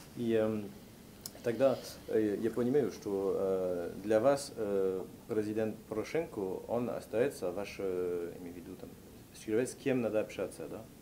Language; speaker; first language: Russian; non-native, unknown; French